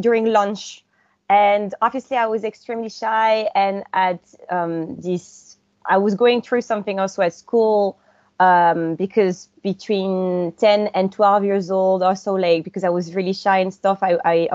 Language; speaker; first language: English; non-native, fluent; French